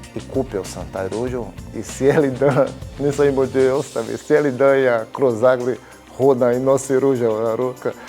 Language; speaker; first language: Bosnian; non-native, fluent; Portuguese